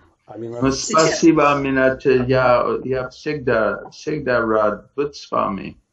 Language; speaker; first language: Russian; non-native, fluent; English